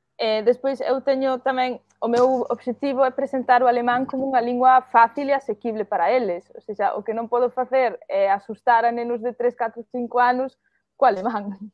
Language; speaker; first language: Galician; early bilingual, heritage; Galician